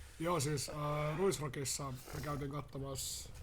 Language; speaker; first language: Finnish; native; Finnish